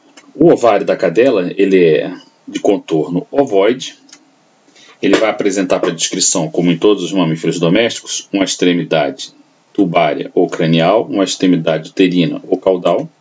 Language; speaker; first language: Portuguese; native; Portuguese